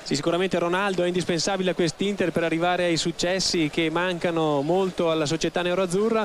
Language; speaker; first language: Italian; native; Italian